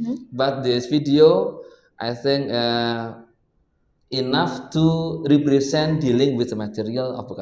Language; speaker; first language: English; non-native, learner; Indonesian